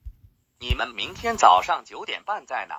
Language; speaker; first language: Chinese; non-native, learner; English